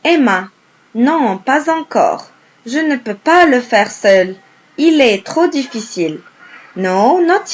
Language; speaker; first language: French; non-native, fluent; Arabic